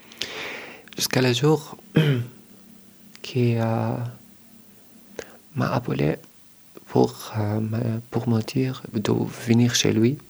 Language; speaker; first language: French; non-native, learner; Arabic